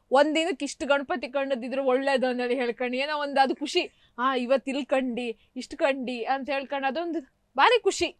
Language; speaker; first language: Kannada; native; Kannada